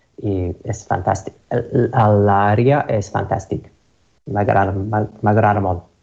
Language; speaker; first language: Catalan; non-native, learner; English